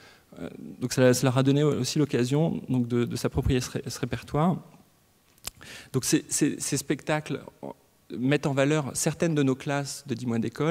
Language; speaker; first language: French; native; French